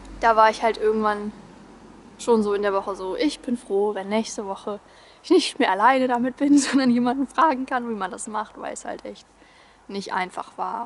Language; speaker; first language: German; native; German